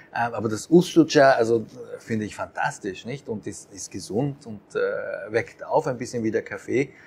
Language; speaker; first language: German; early bilingual, other home language; Japanese